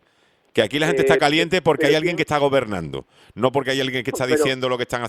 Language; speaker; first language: Spanish; native; Spanish